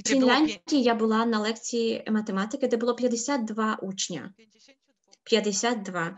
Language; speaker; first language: Polish; non-native, learner; Ukrainian